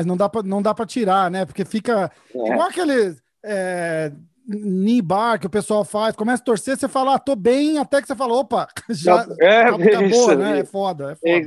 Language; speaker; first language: Portuguese; native; Portuguese